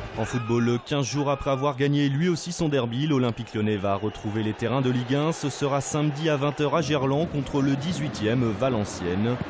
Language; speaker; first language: French; native; French